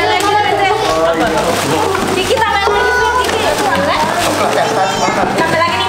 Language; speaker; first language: Indonesian; native; Indonesian